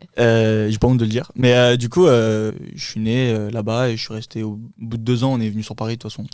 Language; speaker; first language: French; early bilingual, other home language; Turkish